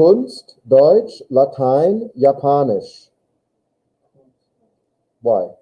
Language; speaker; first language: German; non-native, fluent; English